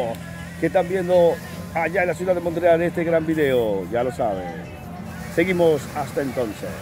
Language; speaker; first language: Spanish; native; Spanish